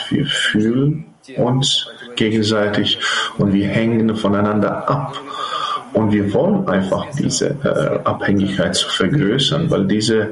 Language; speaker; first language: German; non-native, fluent; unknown